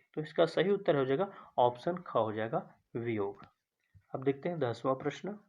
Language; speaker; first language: Hindi; native; Hindi